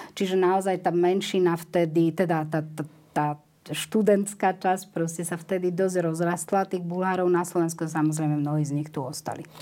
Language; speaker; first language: Slovak; native; Slovak